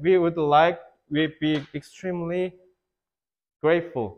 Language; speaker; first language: English; non-native, fluent; Korean